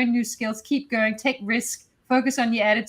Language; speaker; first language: English; native; English